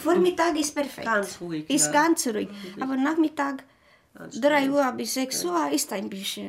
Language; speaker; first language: German; non-native, learner; Romanian